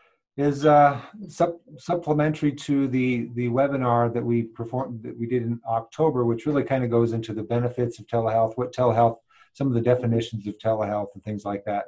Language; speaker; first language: English; native; English